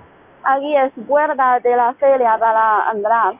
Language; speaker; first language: Spanish; non-native, learner; Chinese